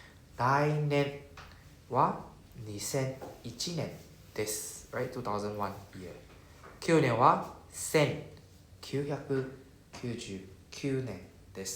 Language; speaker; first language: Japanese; non-native, fluent; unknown